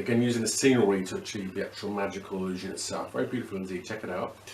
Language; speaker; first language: English; native; English